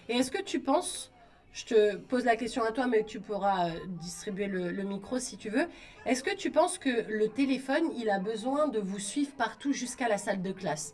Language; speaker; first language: French; native; French